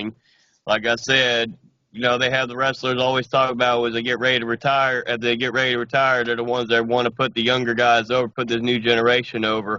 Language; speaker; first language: English; native; English